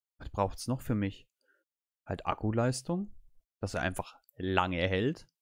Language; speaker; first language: German; native; German